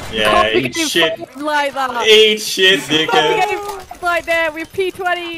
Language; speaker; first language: English; native; English